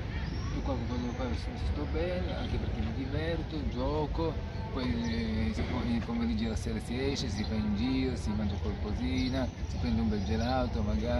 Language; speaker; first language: Italian; native; Italian